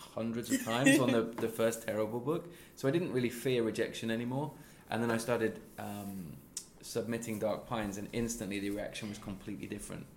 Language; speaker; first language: English; native; English